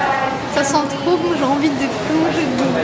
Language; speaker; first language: French; native; French